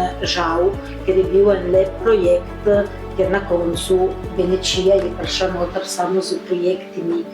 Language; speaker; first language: Slovenian; early bilingual, heritage; Slovenian